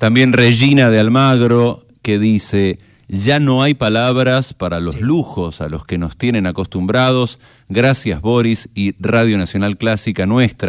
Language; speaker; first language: Spanish; native; Spanish